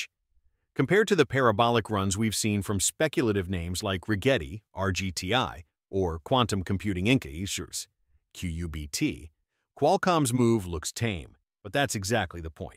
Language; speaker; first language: English; native; English